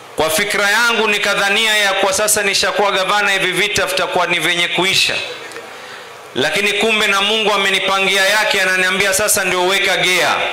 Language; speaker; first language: Swahili; native; Swahili